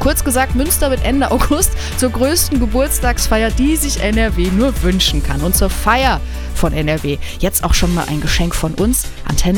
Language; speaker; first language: German; native; German